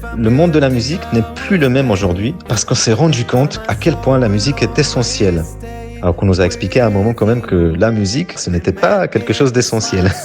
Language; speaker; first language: French; non-native, fluent; Polish